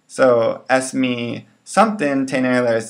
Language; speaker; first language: Spanish; non-native, learner; English